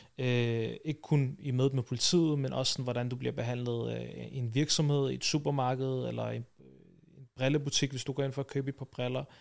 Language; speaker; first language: Danish; early bilingual, other home language; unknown